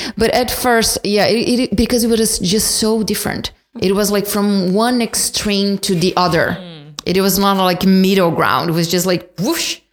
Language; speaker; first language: English; non-native, fluent; Portuguese